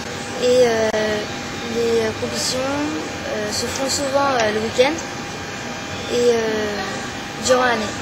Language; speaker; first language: French; early bilingual, other home language; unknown